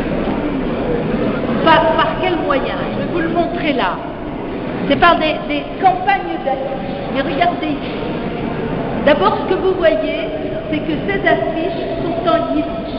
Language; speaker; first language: French; native; French